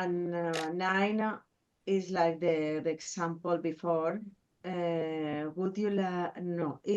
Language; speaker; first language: English; non-native, fluent; Spanish